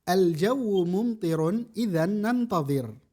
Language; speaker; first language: Arabic; non-native, fluent; Indonesian